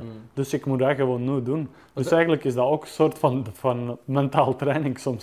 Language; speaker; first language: Dutch; non-native, fluent; Czech